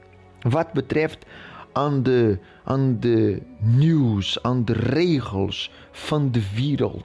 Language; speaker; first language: Dutch; non-native, fluent; Portuguese